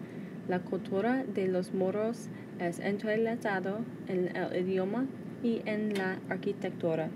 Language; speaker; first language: Spanish; non-native, learner; English